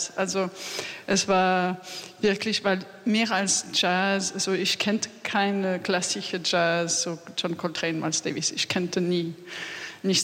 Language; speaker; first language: German; non-native, learner; French